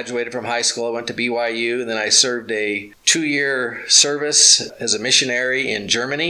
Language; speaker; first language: English; native; English